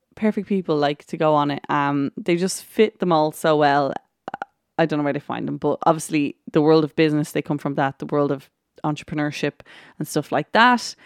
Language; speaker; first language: English; native; English